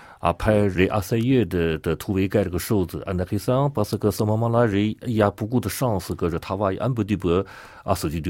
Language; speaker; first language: French; non-native, learner; Chinese